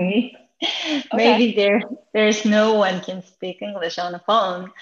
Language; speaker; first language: English; non-native, fluent; Japanese